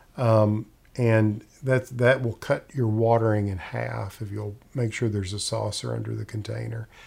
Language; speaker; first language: English; native; English